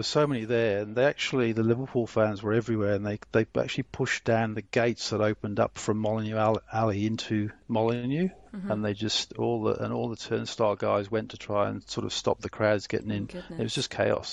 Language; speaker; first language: English; native; English